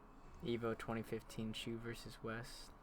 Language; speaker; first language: English; native; English